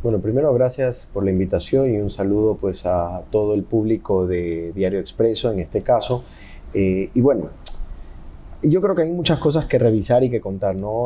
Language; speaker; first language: Spanish; native; Spanish